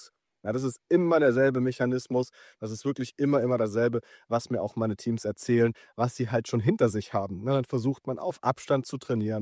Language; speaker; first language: German; native; German